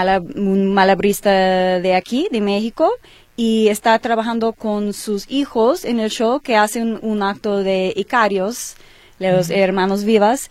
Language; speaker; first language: Spanish; non-native, learner; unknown